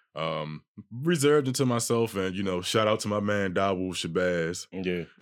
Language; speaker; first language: English; native; English